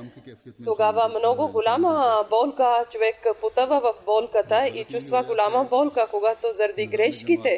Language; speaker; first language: Bulgarian; non-native, local second language; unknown